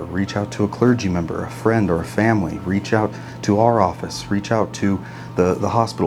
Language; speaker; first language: English; native; English